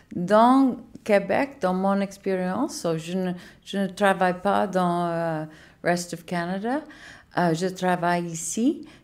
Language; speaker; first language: French; non-native, learner; English